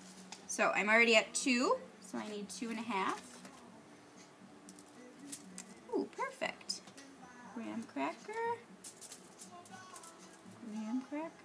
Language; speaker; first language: English; native; English